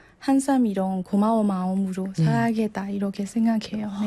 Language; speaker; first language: Korean; non-native, learner; Burmese